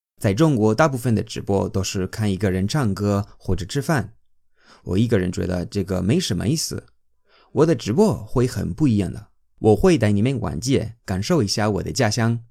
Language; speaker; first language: Chinese; non-native, fluent; Spanish